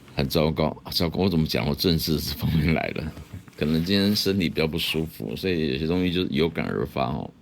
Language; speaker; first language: Chinese; native; Chinese